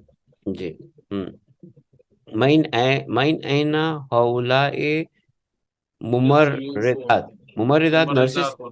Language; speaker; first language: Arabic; non-native, learner; Urdu